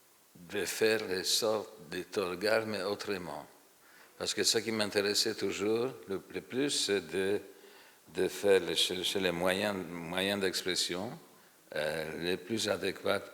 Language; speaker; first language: French; non-native, fluent; Polish